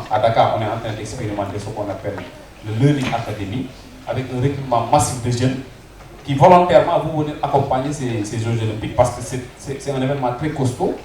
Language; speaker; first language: French; non-native, local second language; Wolof